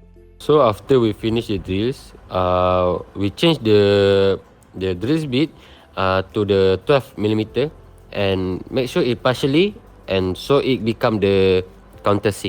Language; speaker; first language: English; non-native, local second language; Malay